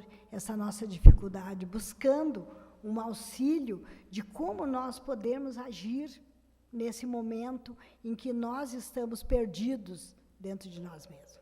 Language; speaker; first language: Portuguese; native; Portuguese